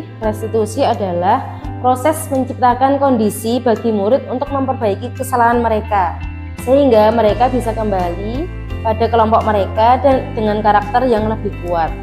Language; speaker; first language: Indonesian; native; Indonesian